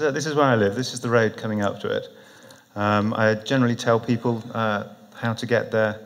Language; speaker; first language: English; native; English